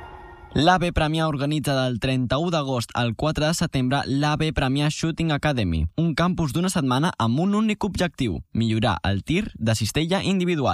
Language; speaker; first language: Catalan; native; Catalan